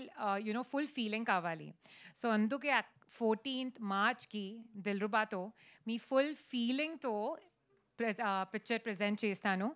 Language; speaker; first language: Telugu; non-native, learner; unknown